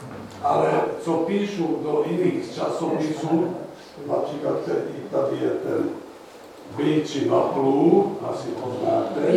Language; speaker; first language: Czech; non-native, fluent; Hungarian